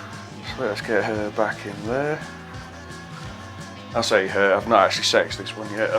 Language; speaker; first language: English; native; English